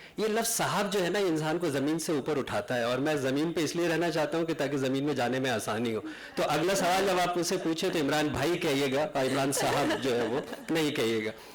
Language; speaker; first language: Urdu; native; Urdu